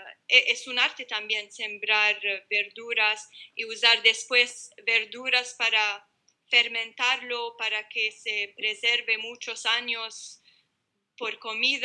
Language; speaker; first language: Spanish; non-native, learner; Arabic